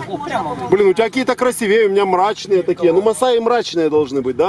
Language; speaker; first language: Russian; native; Russian